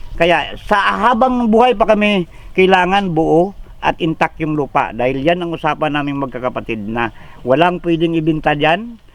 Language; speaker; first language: Filipino; non-native, local second language; Hiligaynon